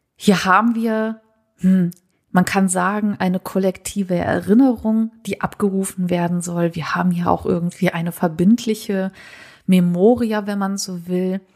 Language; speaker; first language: German; native; German